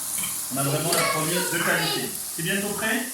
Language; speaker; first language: French; native; French